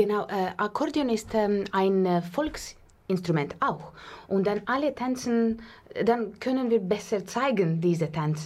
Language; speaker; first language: German; non-native, fluent; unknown